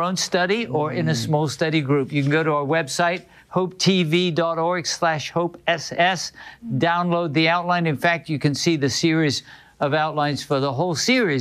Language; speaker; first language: English; native; English